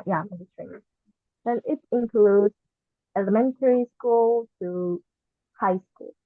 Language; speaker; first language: English; non-native, learner; Japanese